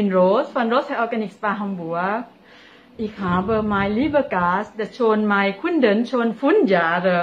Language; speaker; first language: German; non-native, learner; Thai